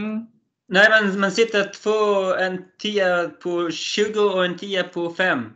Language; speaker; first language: Swedish; non-native, learner; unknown